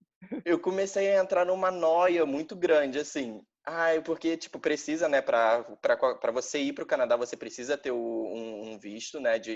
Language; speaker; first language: Portuguese; native; Portuguese